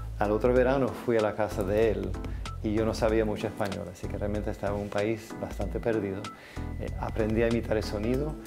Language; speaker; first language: Spanish; non-native, fluent; English